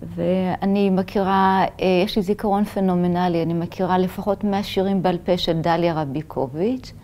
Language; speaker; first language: Hebrew; native; Hebrew